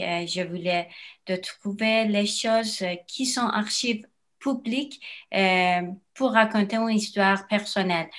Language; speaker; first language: French; non-native, learner; Persian